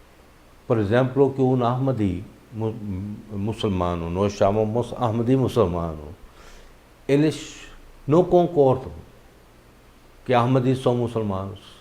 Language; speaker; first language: Portuguese; non-native, fluent; Urdu